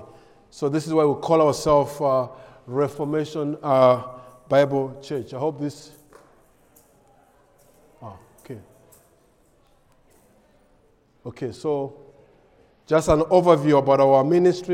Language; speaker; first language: English; non-native, local second language; Nyanja